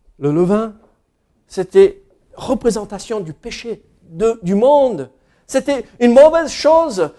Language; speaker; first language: French; non-native, fluent; English